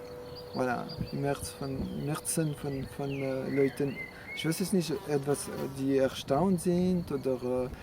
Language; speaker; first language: German; non-native, fluent; French